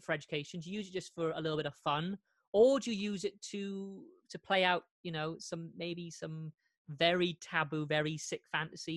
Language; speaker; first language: English; native; English